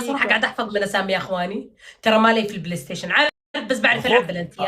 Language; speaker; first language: Arabic; native; Arabic